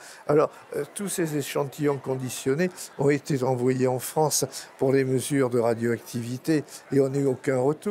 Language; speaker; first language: French; native; French